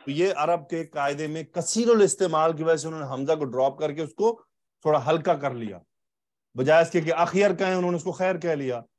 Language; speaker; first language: Urdu; native; Urdu